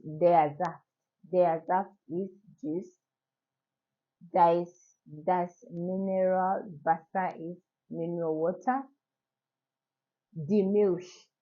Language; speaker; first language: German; non-native, learner; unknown